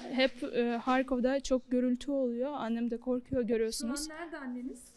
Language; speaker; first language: Turkish; non-native, learner; Ukrainian